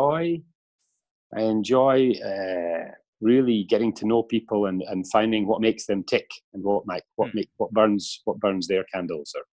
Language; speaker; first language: English; native; English